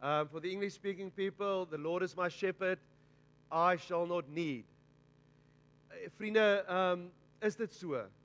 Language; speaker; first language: English; non-native, local second language; Afrikaans